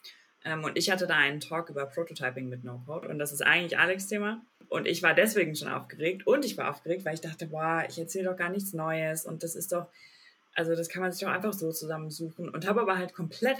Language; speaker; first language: German; native; German